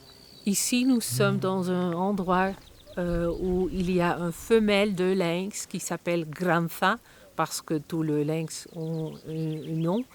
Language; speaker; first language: French; non-native, learner; Spanish